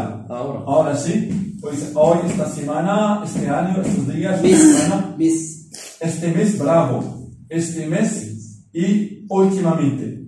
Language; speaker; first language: Spanish; non-native, fluent; Arabic